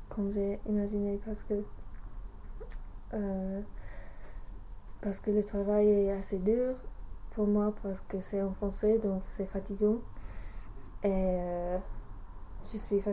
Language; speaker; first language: French; non-native, learner; English